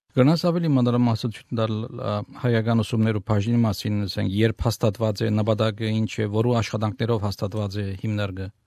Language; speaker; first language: Armenian; early bilingual, heritage; Armenian